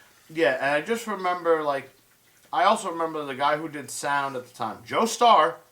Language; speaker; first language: English; native; English